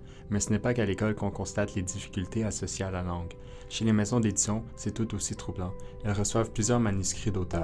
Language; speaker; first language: French; native; French